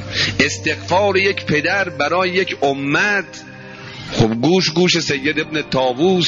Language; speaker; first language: Persian; native; Persian